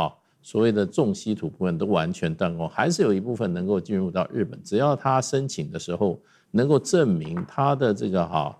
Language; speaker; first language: Chinese; native; Chinese